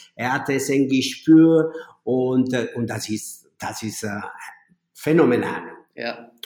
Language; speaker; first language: German; non-native, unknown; Italian